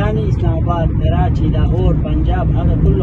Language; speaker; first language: Arabic; non-native, learner; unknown